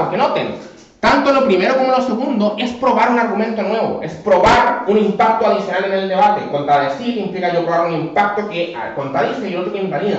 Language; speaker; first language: Spanish; native; Spanish